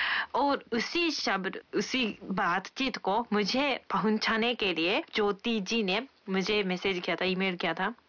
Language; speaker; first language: Hindi; non-native, fluent; Japanese